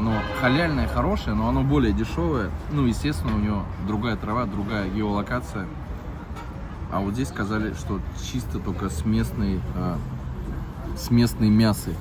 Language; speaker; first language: Russian; native; Russian